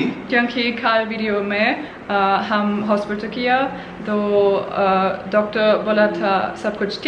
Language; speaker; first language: Hindi; non-native, learner; German